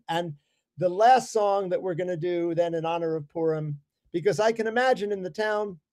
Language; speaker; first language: English; native; English